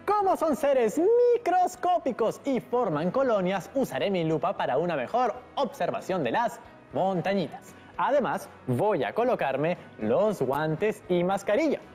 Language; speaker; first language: Spanish; native; Spanish